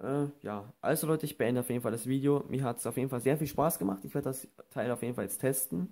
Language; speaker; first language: German; native; German